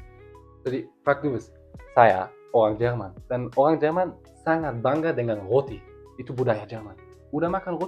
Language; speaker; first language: Indonesian; non-native, learner; German